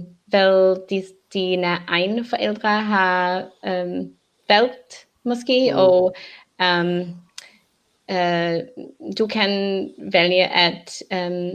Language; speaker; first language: Danish; non-native, learner; English